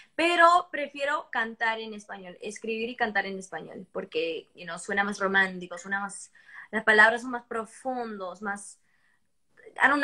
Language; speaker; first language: Spanish; early bilingual, heritage; Spanish